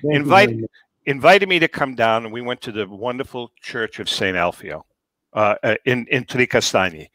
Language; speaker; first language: English; native; English